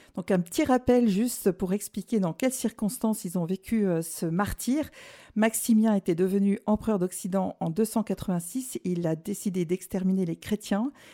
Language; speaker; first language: French; native; French